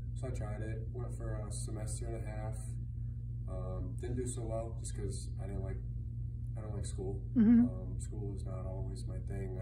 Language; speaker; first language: English; native; English